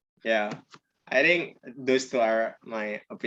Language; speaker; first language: English; non-native, learner; Indonesian